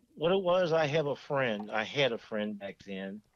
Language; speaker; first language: English; native; English